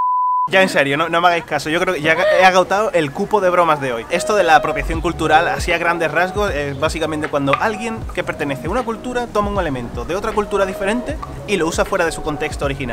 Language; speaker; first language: Spanish; native; Spanish